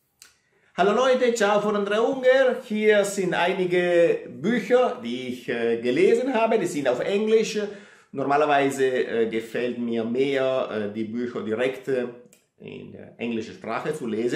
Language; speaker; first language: German; non-native, fluent; Italian